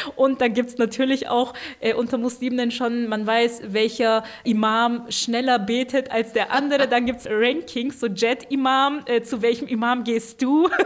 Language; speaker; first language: German; early bilingual, other home language; Turkish